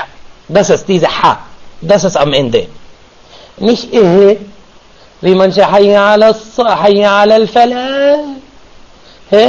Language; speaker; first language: German; non-native, fluent; Arabic